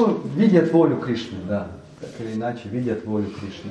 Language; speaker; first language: Russian; native; Russian